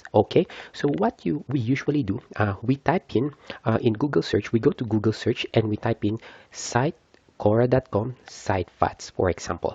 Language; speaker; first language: English; non-native, fluent; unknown